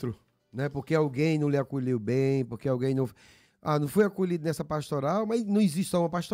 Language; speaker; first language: Portuguese; native; Portuguese